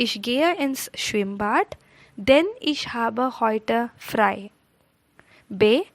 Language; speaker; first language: German; non-native, fluent; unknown